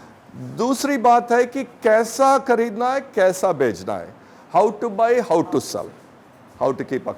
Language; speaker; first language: Hindi; non-native, local second language; Tamil